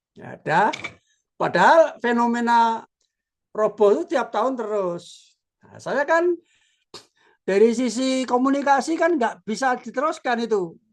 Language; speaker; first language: Indonesian; non-native, local second language; Javanese